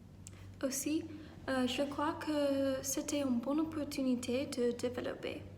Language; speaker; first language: French; non-native, learner; English